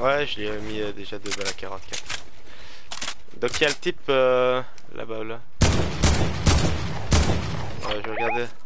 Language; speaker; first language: French; native; French